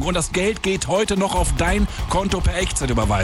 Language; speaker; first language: German; native; German